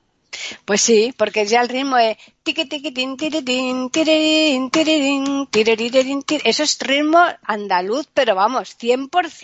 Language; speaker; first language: Spanish; native; Spanish